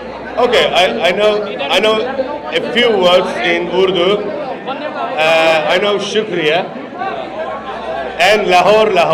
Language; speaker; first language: English; non-native, learner; Turkish